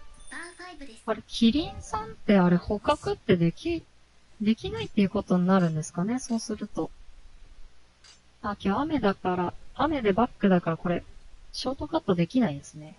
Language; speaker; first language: Japanese; native; Japanese